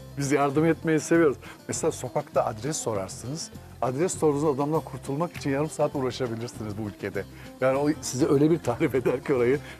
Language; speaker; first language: Turkish; native; Turkish